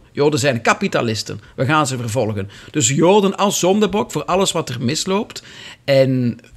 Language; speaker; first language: Dutch; native; Dutch